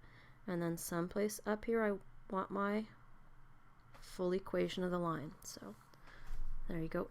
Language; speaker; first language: English; native; English